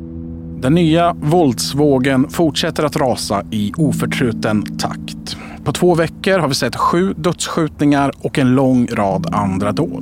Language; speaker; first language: Swedish; native; Swedish